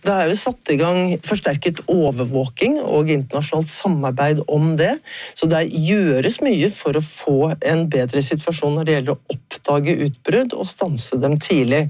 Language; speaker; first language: Norwegian; native; Norwegian